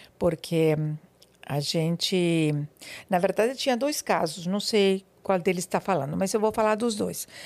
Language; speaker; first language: Portuguese; non-native, fluent; Spanish